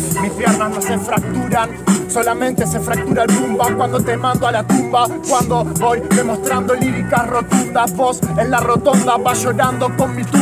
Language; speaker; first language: Spanish; native; Spanish